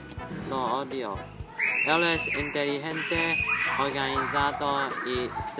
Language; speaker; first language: Spanish; non-native, learner; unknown